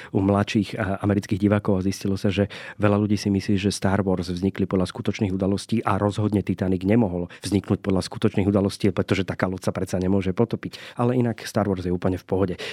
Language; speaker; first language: Slovak; native; Slovak